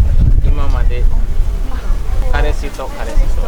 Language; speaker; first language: Japanese; non-native, learner; Indonesian